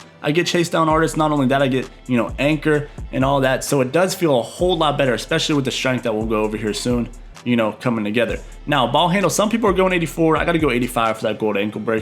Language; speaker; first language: English; native; English